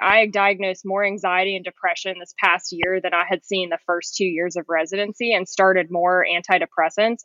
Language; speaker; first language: English; native; English